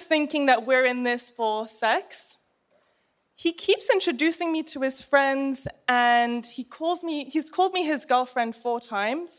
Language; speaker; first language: English; native; English